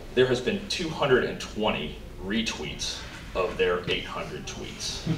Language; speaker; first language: English; native; English